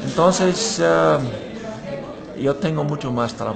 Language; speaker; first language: Spanish; non-native, fluent; English